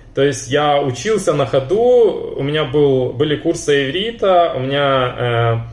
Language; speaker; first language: Russian; native; Russian